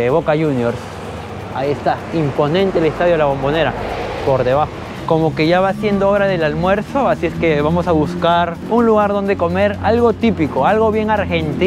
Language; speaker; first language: Spanish; native; Spanish